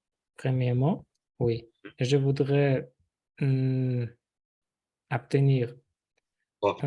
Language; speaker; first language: French; non-native, learner; Russian